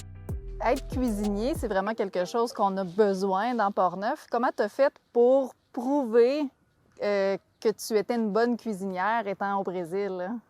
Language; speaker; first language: French; native; French